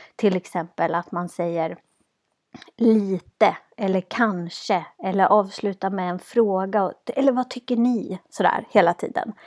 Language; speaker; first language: Swedish; native; Swedish